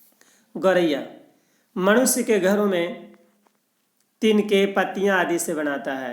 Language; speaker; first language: Hindi; non-native, local second language; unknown